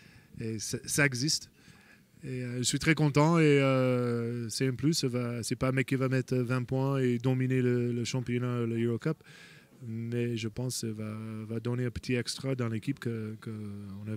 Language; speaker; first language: French; non-native, fluent; English